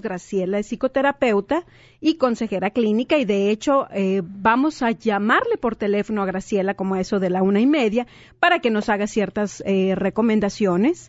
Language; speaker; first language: Spanish; native; Spanish